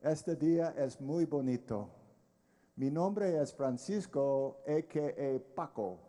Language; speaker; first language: Spanish; non-native, learner; English